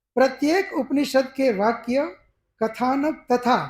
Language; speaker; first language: Hindi; non-native, local second language; Gujarati